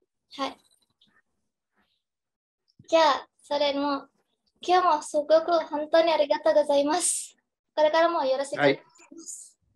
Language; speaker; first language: Japanese; non-native, learner; Indonesian